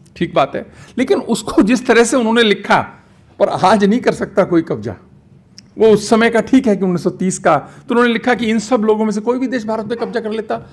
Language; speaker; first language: Hindi; native; Hindi